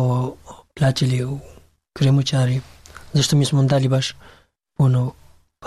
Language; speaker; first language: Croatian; non-native, learner; Pashto